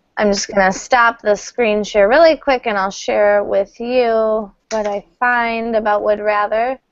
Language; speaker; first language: English; native; English